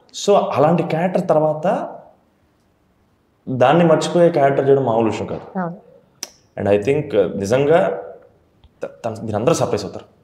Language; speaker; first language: Telugu; native; Telugu